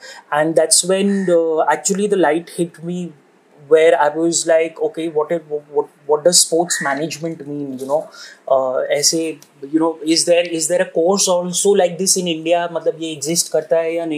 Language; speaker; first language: English; non-native, local second language; Hindi